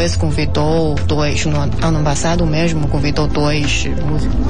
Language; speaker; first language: Portuguese; non-native, fluent; Chinese